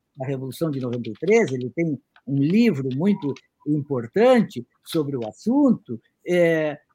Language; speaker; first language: Portuguese; native; Portuguese